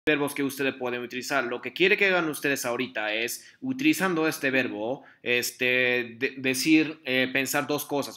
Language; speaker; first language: Spanish; non-native, fluent; Japanese